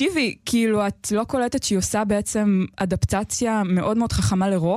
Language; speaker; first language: Hebrew; native; Hebrew